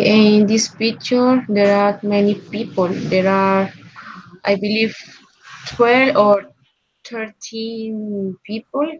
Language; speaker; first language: English; non-native, learner; Spanish